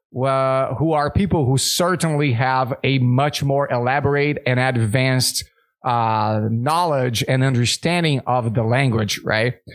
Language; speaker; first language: English; non-native, fluent; Portuguese